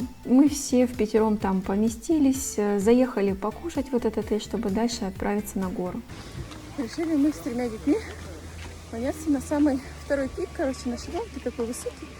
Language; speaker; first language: Russian; native; Russian